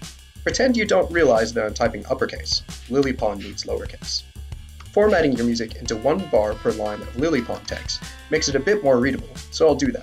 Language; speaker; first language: English; native; English